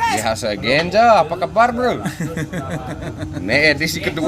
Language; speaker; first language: Indonesian; non-native, fluent; English